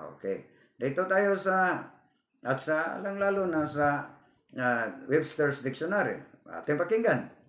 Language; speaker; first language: Filipino; non-native, local second language; Cebuano